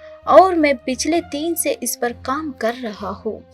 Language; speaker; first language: Hindi; native; Hindi